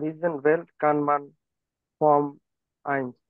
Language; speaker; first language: German; non-native, learner; Bangla